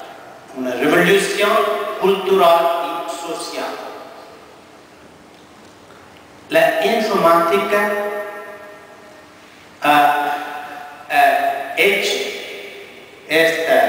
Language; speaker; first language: Spanish; non-native, fluent; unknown